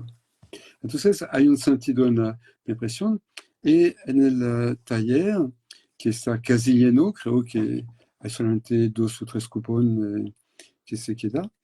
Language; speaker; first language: Spanish; non-native, fluent; French